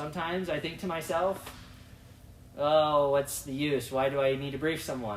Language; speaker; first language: English; native; English